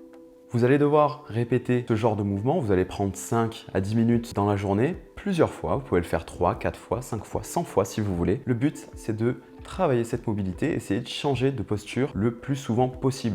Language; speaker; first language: French; native; French